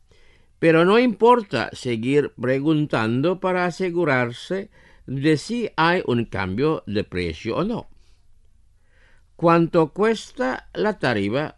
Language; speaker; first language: Spanish; non-native, fluent; Indonesian